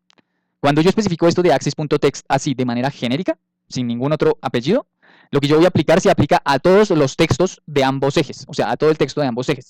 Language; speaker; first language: Spanish; native; Spanish